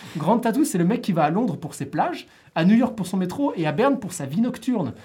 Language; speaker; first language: French; native; French